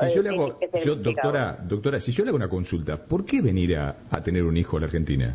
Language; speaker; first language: Spanish; native; Spanish